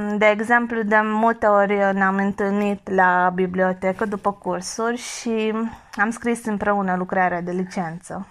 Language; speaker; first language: Romanian; non-native, fluent; Hungarian